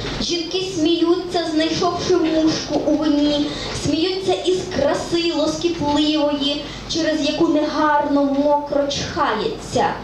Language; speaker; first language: Ukrainian; native; Ukrainian